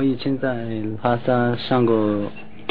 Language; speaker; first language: Chinese; non-native, local second language; Tibetan